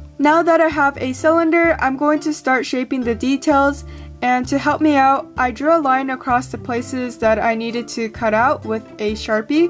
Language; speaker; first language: English; native; English